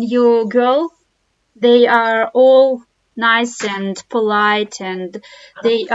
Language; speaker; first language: English; non-native, fluent; Russian